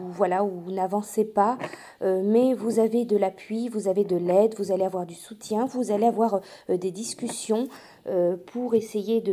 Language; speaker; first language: French; native; French